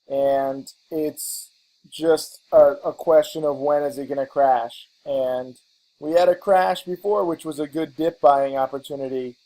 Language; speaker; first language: English; native; English